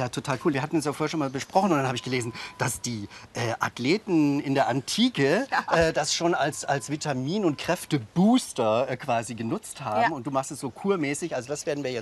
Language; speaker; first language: German; native; German